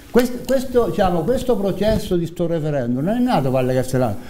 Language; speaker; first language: Italian; native; Italian